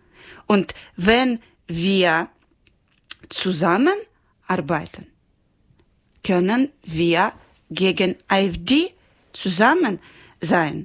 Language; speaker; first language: German; non-native, learner; Ukrainian